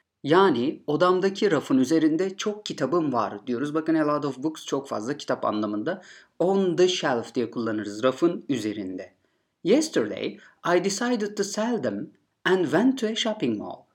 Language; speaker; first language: Turkish; native; Turkish